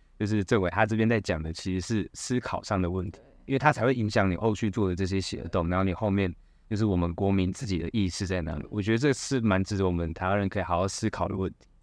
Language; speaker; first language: Chinese; native; Chinese